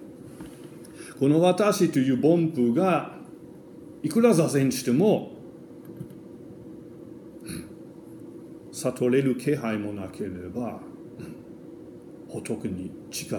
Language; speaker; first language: Japanese; non-native, fluent; German